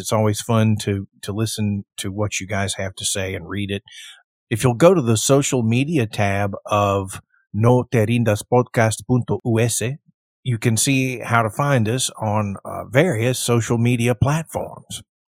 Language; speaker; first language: English; native; English